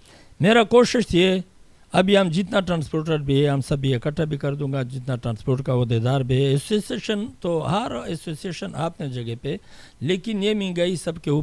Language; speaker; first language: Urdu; non-native, local second language; Pashto